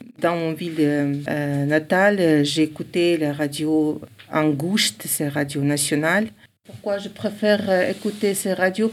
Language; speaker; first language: French; non-native, learner; Ingush